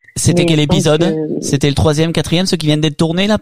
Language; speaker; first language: French; native; French